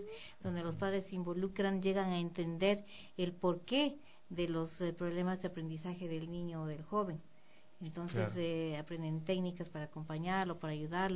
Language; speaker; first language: Spanish; native; Spanish